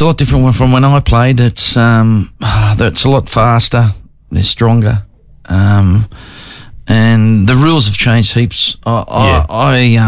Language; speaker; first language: English; native; English